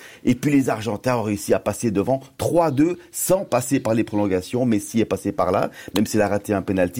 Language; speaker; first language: French; native; French